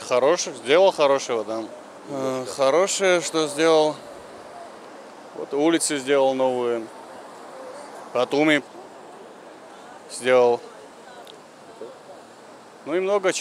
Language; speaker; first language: Russian; non-native, fluent; Georgian